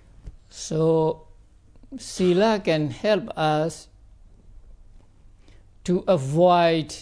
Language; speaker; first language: English; non-native, fluent; Burmese